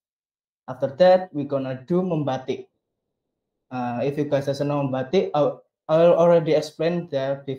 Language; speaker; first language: English; non-native, learner; Indonesian